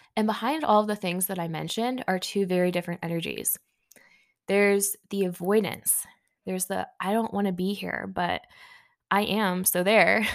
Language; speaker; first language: English; early bilingual, other home language; Hindi